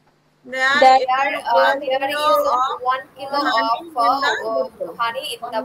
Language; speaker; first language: English; non-native, learner; Bangla